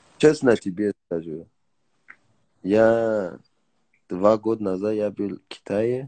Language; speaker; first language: Russian; non-native, learner; Persian